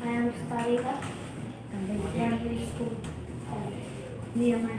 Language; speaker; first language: English; non-native, learner; Vietnamese